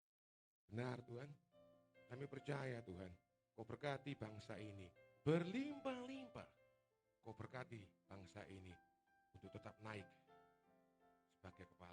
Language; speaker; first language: Indonesian; native; Indonesian